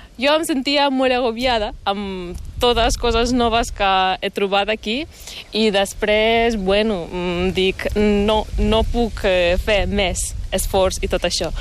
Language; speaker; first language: Catalan; non-native, fluent; Ukrainian